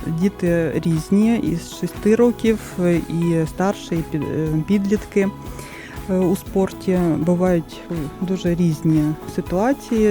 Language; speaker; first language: Ukrainian; non-native, local second language; Russian